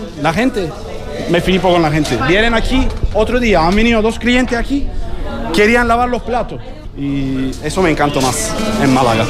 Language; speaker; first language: Spanish; non-native, learner; Turkish